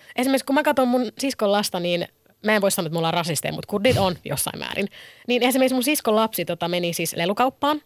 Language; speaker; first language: Finnish; early bilingual, other home language; Kurdish